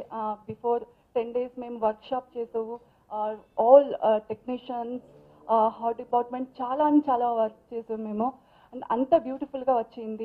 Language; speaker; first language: Telugu; non-native, fluent; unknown